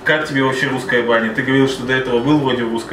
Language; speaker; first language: Russian; native; Russian